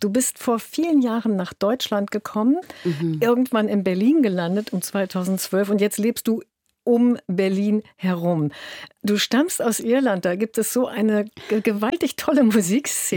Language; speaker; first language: German; native; German